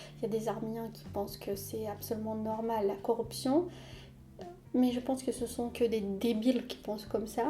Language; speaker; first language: French; non-native, fluent; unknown